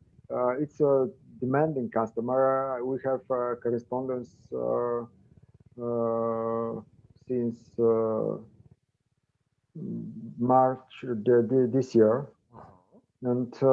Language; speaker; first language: English; non-native, learner; Bulgarian